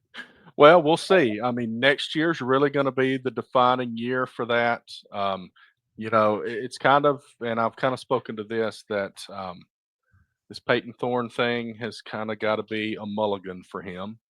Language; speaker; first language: English; native; English